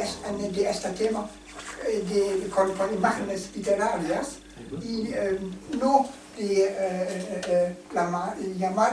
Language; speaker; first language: Spanish; non-native, learner; German